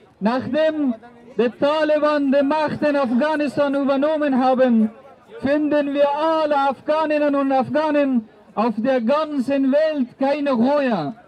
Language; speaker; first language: German; non-native, fluent; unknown